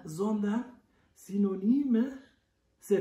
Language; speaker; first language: German; non-native, learner; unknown